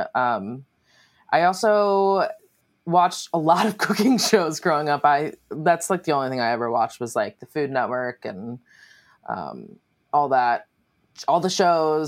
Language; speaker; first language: English; native; English